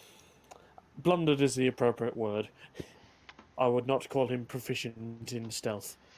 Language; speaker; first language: English; native; English